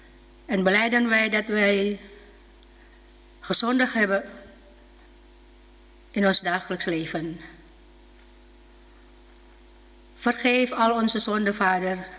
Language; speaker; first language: Dutch; non-native, fluent; Indonesian